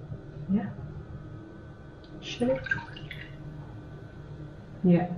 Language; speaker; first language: German; non-native, learner; Thai